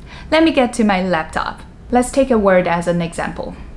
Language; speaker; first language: English; non-native, fluent; Chinese